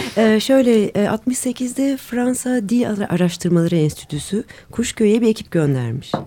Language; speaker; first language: Turkish; native; Turkish